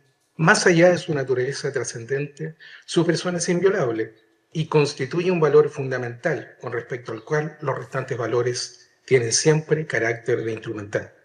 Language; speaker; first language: Spanish; native; Spanish